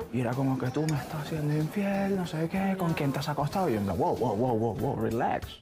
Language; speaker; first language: Spanish; native; Spanish